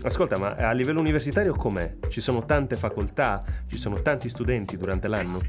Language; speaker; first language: Italian; native; Italian